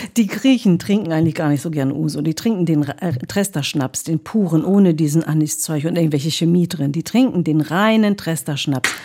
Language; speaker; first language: German; early bilingual, other home language; Greek